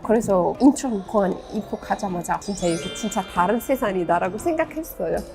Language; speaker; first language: Korean; non-native, fluent; Arabic